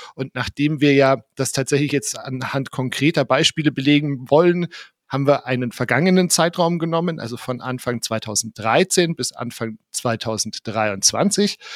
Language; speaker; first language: German; native; German